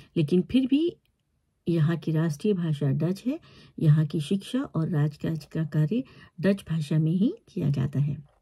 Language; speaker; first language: Hindi; native; Hindi